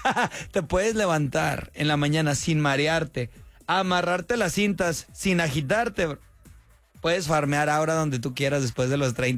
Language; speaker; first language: Spanish; native; Spanish